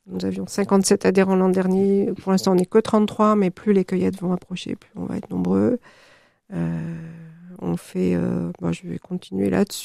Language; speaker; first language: French; native; French